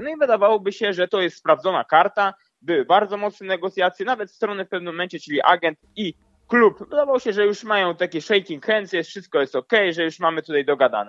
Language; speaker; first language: Polish; native; Polish